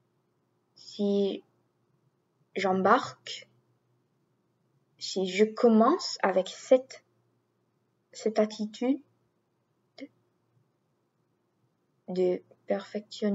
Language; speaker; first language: French; non-native, learner; English